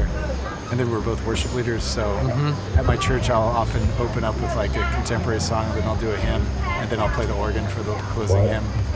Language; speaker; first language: English; native; English